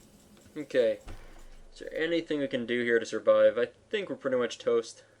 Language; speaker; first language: English; native; English